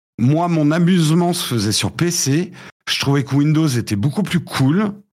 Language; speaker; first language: French; early bilingual, other home language; English